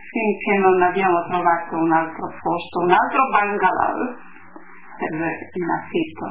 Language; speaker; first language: Italian; early bilingual, heritage; Italian